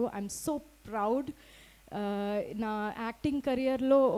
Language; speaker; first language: Telugu; non-native, fluent; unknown